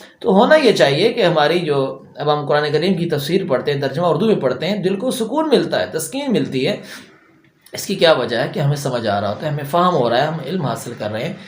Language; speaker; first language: Urdu; native; Urdu